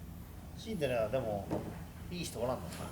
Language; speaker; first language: Japanese; native; Japanese